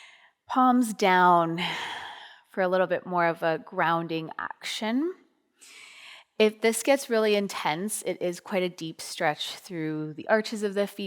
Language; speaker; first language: English; native; English